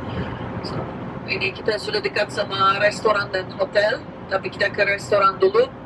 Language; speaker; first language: Indonesian; non-native, fluent; Turkish